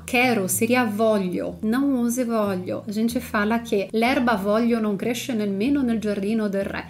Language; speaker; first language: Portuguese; non-native, fluent; Italian